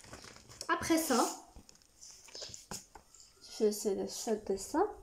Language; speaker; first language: French; non-native, learner; Arabic